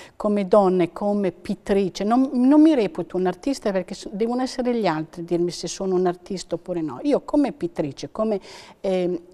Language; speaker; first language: Italian; native; Italian